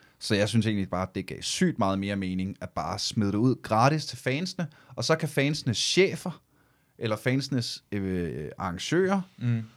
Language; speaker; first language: Danish; native; Danish